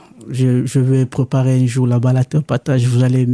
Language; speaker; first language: French; non-native, local second language; Lingala